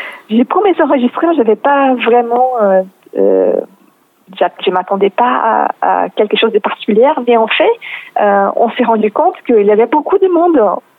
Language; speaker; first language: French; non-native, fluent; Portuguese